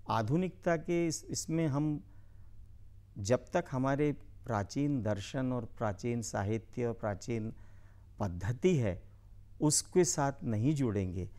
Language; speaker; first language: Hindi; native; Hindi